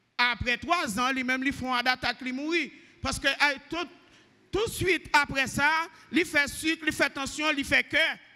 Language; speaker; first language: French; non-native, local second language; Haitian Creole